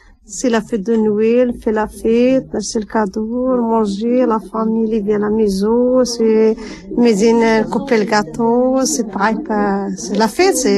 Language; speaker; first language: French; non-native, learner; Arabic